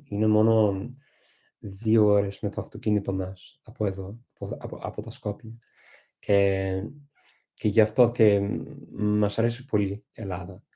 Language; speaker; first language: Greek; non-native, fluent; English